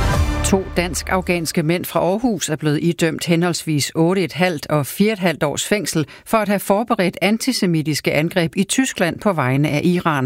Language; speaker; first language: Danish; native; Danish